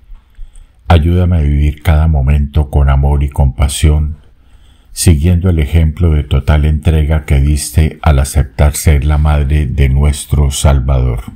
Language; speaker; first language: Spanish; native; Spanish